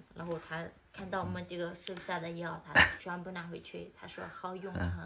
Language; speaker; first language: Chinese; non-native, fluent; Lao